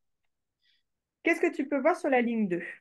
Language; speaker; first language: French; native; French